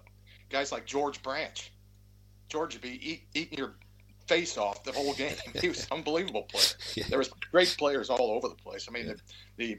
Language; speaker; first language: English; native; English